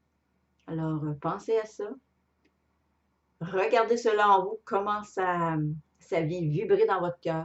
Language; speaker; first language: French; native; French